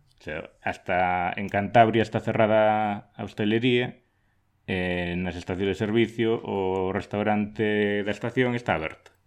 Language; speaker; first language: Galician; native; Galician